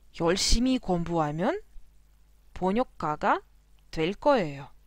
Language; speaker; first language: Korean; non-native, fluent; Russian